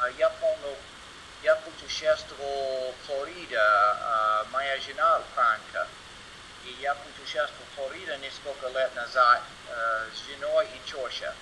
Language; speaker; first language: Russian; non-native, learner; English